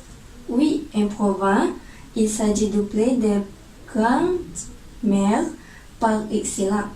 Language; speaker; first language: French; non-native, learner; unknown